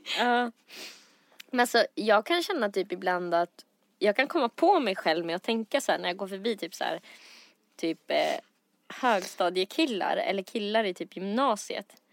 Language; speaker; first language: Swedish; native; Swedish